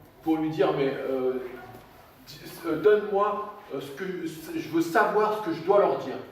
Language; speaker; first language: French; native; French